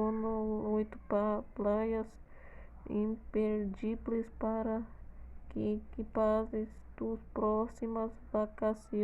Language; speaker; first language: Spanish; non-native, learner; Portuguese